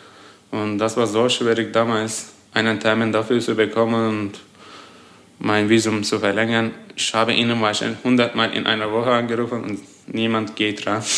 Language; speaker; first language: German; non-native, fluent; Turkish